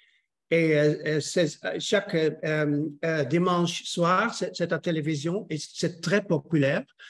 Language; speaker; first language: French; non-native, learner; Dutch